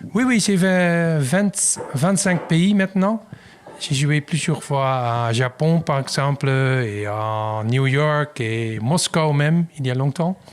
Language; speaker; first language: French; non-native, learner; Dutch